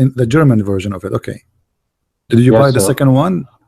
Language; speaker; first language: English; non-native, fluent; Arabic